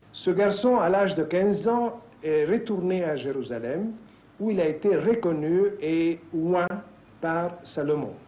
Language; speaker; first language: French; native; French